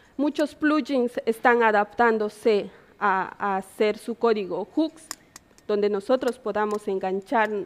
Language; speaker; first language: Spanish; native; Spanish